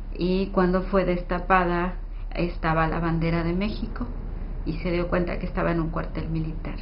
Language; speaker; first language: Spanish; native; Spanish